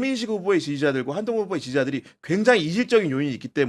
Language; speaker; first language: Korean; native; Korean